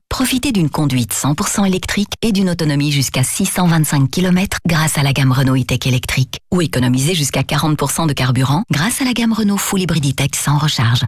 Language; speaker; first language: French; native; French